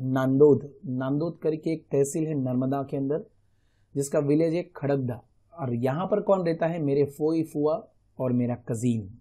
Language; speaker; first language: Hindi; non-native, local second language; Gujarati